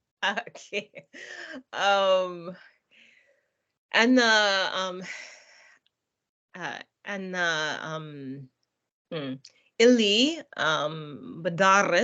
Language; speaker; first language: Arabic; non-native, learner; English